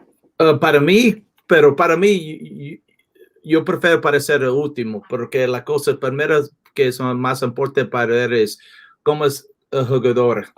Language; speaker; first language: Spanish; non-native, learner; English